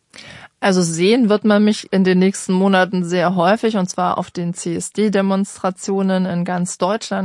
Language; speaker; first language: German; native; German